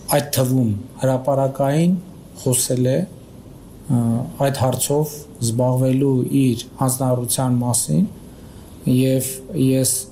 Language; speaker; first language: Armenian; native; Armenian